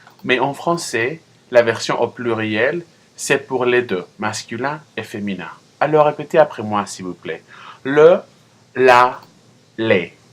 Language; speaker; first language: French; non-native, fluent; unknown